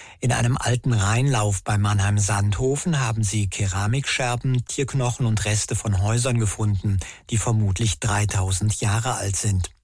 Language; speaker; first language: German; native; German